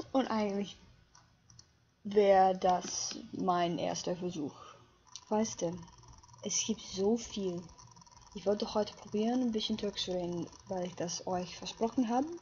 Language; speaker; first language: German; non-native, fluent; English